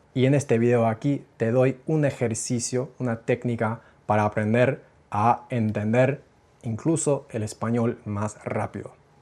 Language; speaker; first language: Spanish; non-native, fluent; English